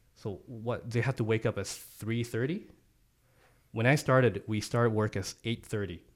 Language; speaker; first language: English; non-native, fluent; Japanese